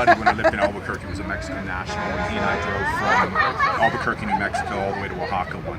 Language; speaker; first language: English; native; English